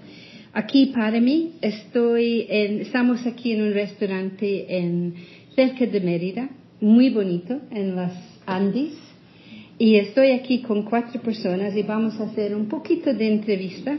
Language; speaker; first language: Spanish; non-native, fluent; English